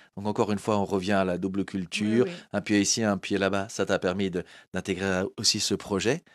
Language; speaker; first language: French; early bilingual, other home language; Portuguese